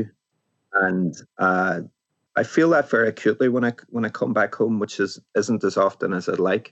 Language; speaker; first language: English; native; English